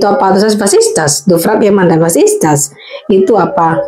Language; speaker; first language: German; non-native, learner; Indonesian